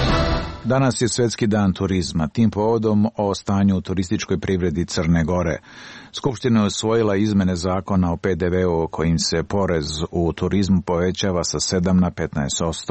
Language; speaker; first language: Serbian; native; Serbian